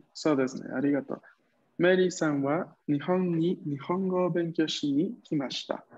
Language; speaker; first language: Japanese; non-native, fluent; Spanish